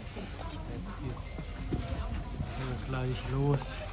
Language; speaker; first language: German; native; German